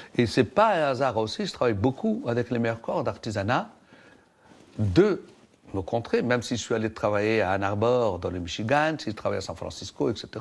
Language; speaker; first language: French; non-native, local second language; Arabic